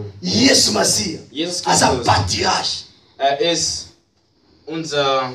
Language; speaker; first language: German; non-native, learner; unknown